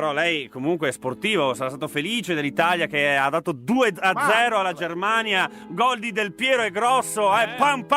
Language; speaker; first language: Italian; native; Italian